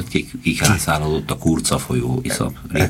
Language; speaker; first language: Hungarian; native; Hungarian